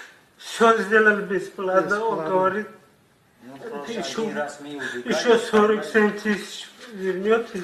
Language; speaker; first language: Russian; non-native, learner; Tajik